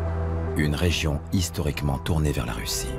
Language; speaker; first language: French; native; French